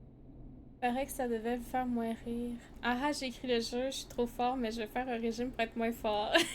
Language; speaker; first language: French; native; French